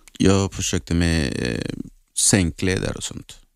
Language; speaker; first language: Swedish; non-native, learner; Arabic